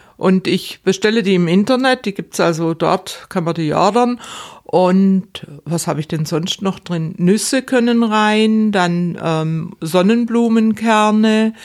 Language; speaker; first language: German; native; German